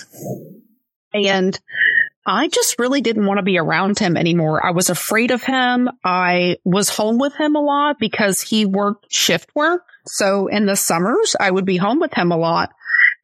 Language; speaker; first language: English; native; English